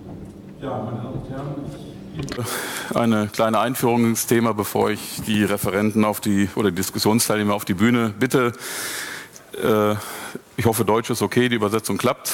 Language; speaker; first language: German; native; German